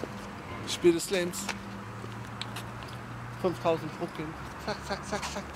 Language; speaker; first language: German; native; German